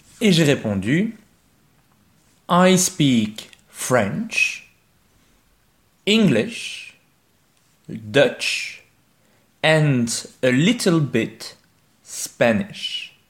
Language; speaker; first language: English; non-native, fluent; French